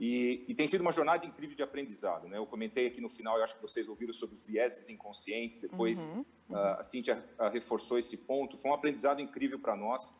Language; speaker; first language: Portuguese; native; Portuguese